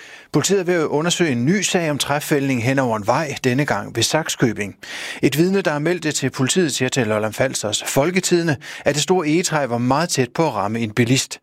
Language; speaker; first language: Danish; native; Danish